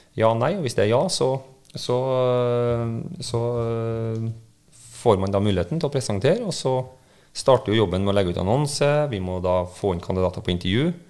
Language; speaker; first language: Norwegian; native; Norwegian